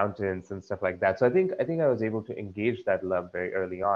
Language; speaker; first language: English; non-native, local second language; Marathi